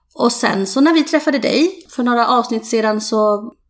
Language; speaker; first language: Swedish; native; Swedish